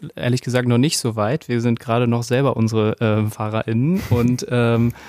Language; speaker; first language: German; native; German